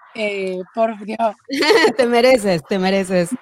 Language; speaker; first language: Spanish; native; Spanish